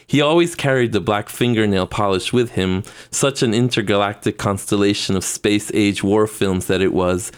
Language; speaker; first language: English; non-native, fluent; Spanish